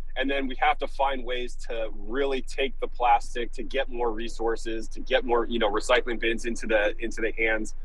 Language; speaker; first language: English; native; English